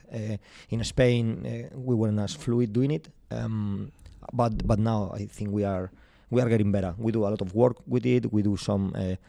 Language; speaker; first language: English; non-native, fluent; Spanish